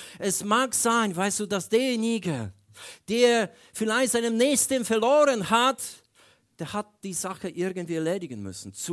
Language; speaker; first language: German; non-native, fluent; Polish